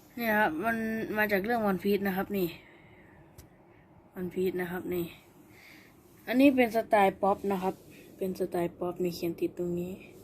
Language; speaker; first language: Thai; native; Thai